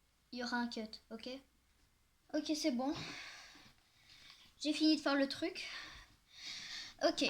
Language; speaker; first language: French; native; French